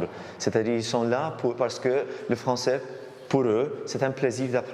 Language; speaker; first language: French; non-native, fluent; Maltese